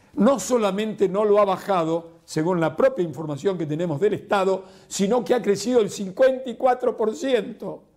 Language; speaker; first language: Spanish; native; Spanish